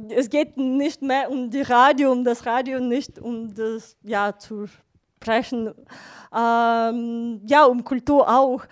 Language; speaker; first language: German; non-native, learner; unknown